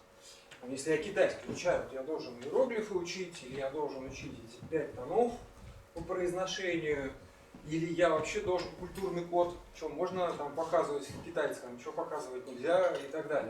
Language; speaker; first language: Russian; native; Russian